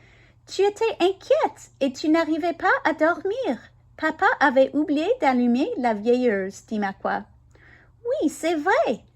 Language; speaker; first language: French; non-native, learner; English